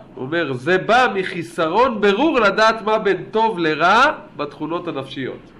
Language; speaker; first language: Hebrew; native; Hebrew